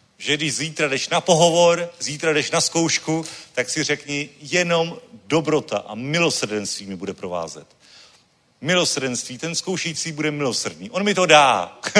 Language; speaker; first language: Czech; native; Czech